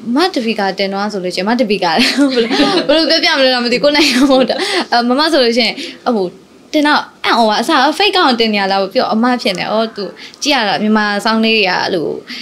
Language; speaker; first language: Burmese; native; Burmese